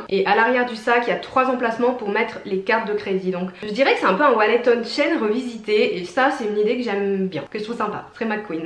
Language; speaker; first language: French; native; French